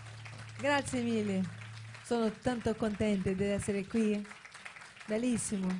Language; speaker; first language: Italian; non-native, learner; Portuguese